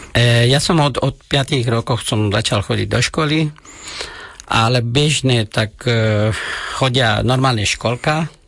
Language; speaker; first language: Slovak; non-native, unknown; Persian